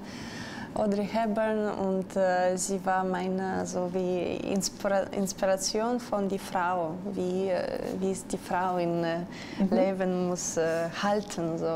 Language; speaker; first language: German; non-native, learner; Russian